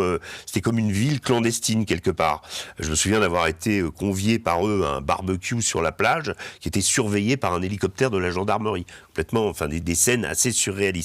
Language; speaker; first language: French; native; French